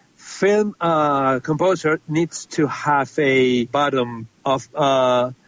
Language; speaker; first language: English; non-native, fluent; Spanish